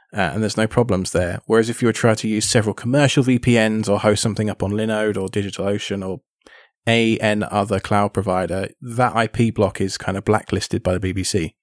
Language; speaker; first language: English; native; English